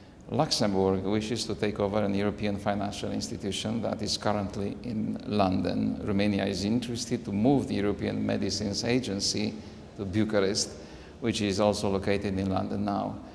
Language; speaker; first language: English; non-native, fluent; Romanian